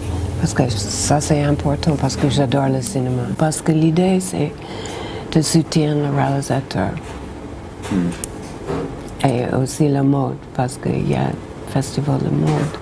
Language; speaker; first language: French; non-native, learner; English